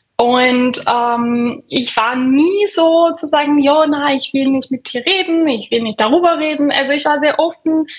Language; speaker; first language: German; non-native, fluent; Persian